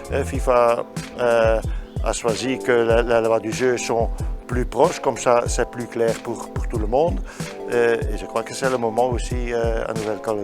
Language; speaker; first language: French; non-native, learner; Dutch